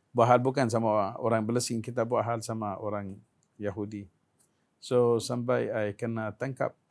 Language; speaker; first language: Malay; non-native, fluent; Arabic